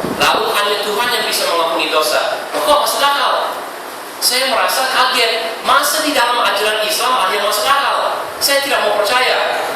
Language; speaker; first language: Indonesian; non-native, fluent; English